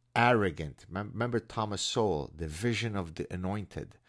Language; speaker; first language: English; non-native, fluent; Arabic